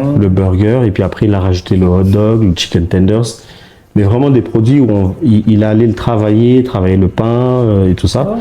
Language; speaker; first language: French; early bilingual, heritage; French